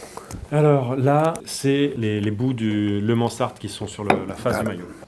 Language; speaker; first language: French; native; French